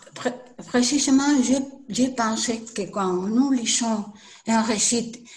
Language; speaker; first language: French; non-native, learner; Spanish